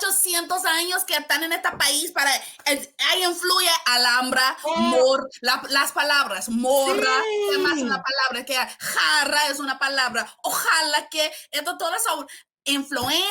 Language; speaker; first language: Spanish; non-native, fluent; English